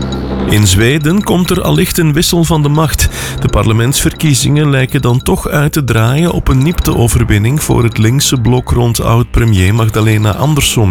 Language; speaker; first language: Dutch; native; Dutch